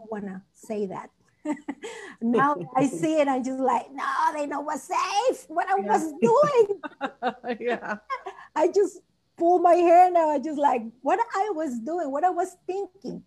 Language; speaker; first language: English; non-native, learner; Spanish